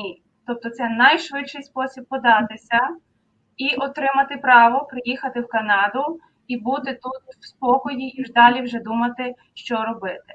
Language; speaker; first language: Ukrainian; native; Ukrainian